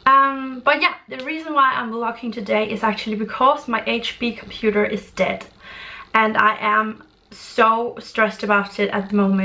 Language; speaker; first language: English; non-native, fluent; Danish